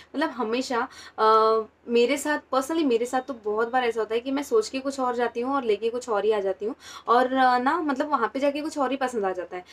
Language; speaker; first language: Hindi; non-native, local second language; Marathi